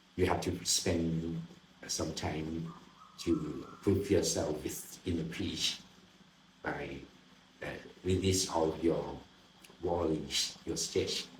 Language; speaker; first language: English; non-native, learner; Thai